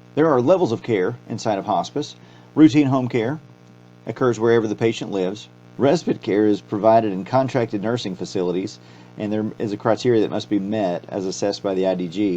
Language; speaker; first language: English; native; English